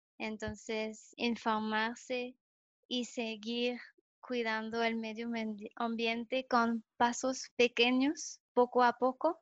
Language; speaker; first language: Spanish; non-native, fluent; French